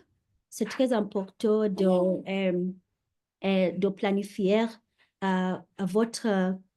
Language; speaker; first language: French; non-native, learner; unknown